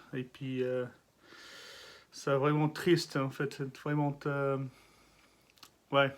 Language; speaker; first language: French; non-native, learner; English